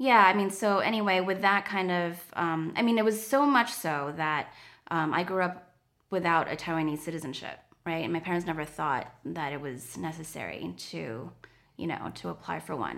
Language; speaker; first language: English; non-native, fluent; Chinese